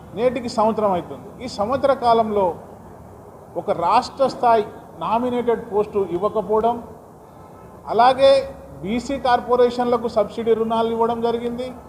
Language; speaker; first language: Telugu; non-native, local second language; Lambadi